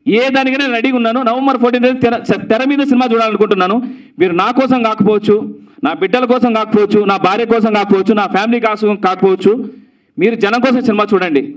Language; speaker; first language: Telugu; native; Telugu